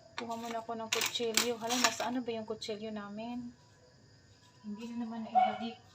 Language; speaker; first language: Filipino; non-native, local second language; Cebuano